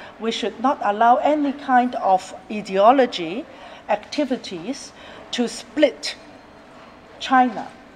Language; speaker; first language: English; non-native, local second language; Cantonese